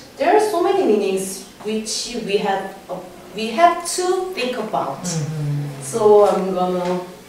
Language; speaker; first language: English; non-native, learner; Korean